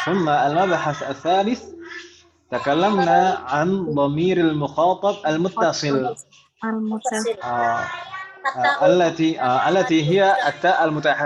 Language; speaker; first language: Arabic; non-native, fluent; Indonesian